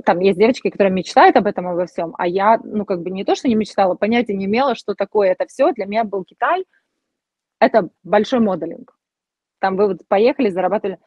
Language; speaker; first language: Russian; native; Russian